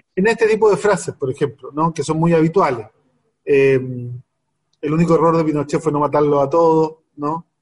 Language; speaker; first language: Spanish; native; Spanish